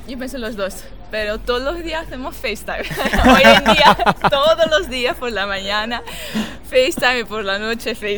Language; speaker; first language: Spanish; non-native, fluent; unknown